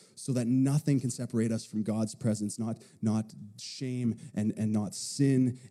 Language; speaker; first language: English; native; English